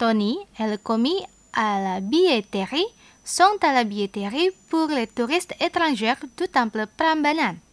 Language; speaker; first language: French; non-native, fluent; Indonesian